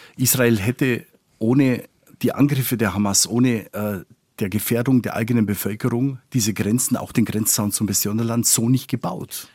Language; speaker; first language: German; non-native, fluent; Spanish